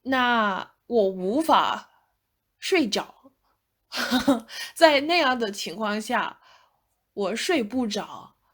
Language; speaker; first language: Chinese; non-native, fluent; English